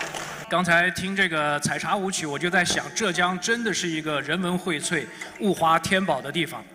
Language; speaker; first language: Chinese; native; Chinese